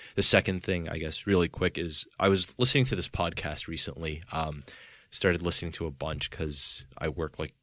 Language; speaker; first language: English; early bilingual, other home language; Spanish